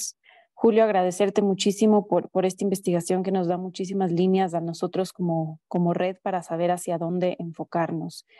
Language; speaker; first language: Spanish; native; Spanish